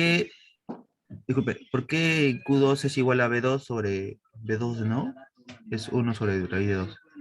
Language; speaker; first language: Spanish; native; Spanish